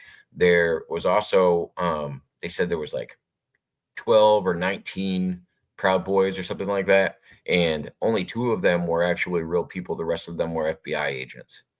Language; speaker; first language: English; native; English